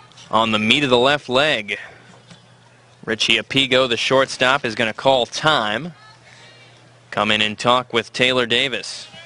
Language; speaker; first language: English; native; English